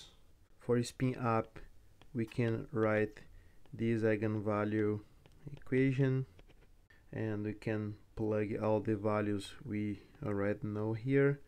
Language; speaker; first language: English; non-native, fluent; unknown